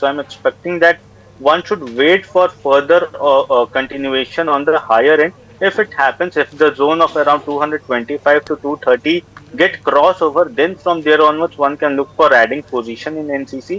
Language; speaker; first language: English; non-native, local second language; Hindi